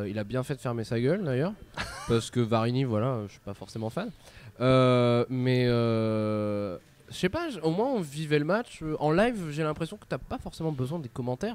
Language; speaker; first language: French; native; French